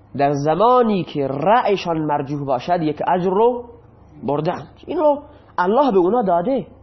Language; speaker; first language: Persian; non-native, local second language; Baluchi